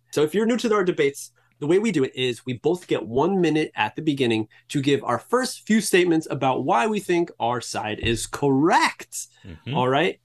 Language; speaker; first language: English; native; English